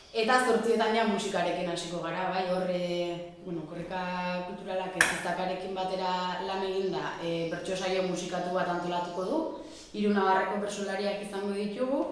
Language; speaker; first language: Basque; native; Basque